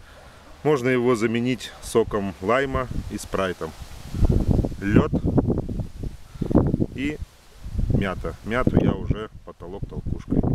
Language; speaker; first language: Russian; native; Russian